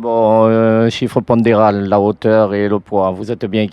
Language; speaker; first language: French; native; French